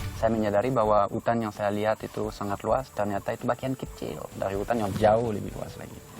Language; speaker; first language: Indonesian; non-native, fluent; French